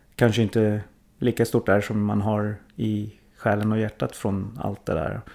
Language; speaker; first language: Swedish; early bilingual, other home language; Thai